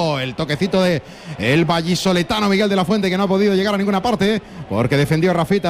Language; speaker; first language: Spanish; native; Spanish